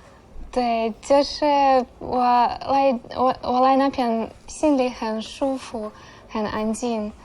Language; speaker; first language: Chinese; non-native, fluent; Russian